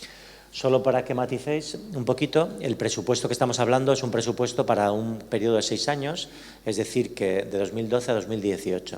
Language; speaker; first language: Spanish; native; Spanish